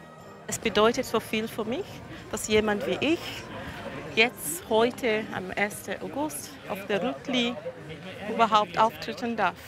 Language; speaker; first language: German; non-native, fluent; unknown